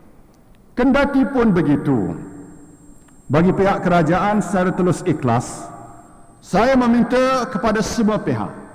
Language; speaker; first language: Malay; native; Malay